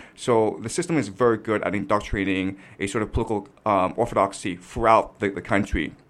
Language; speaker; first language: English; native; English